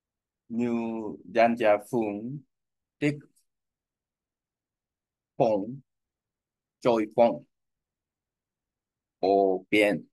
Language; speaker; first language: Vietnamese; non-native, learner; Korean